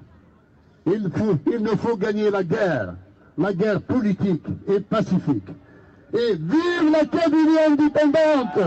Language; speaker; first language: French; non-native, local second language; Kabyle